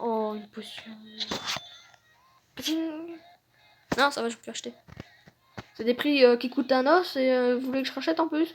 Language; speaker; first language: French; native; French